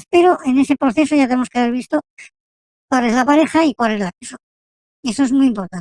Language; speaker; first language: Spanish; native; Spanish